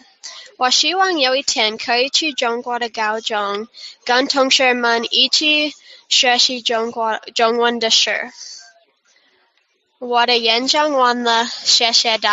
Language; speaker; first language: Chinese; non-native, learner; English